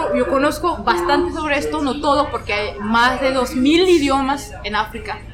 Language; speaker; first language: Spanish; non-native, fluent; French